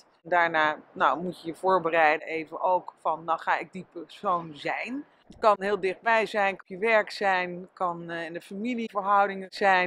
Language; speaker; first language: Dutch; native; Dutch